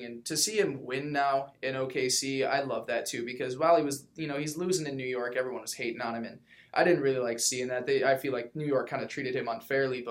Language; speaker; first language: English; native; English